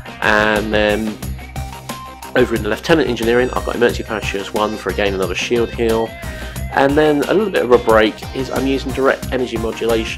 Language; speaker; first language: English; native; English